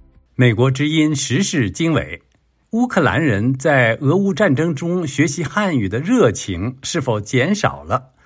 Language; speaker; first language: Chinese; native; Chinese